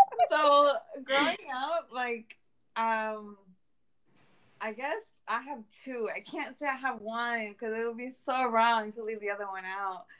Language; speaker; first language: English; early bilingual, other home language; Spanish